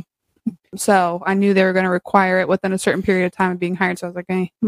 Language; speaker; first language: English; native; English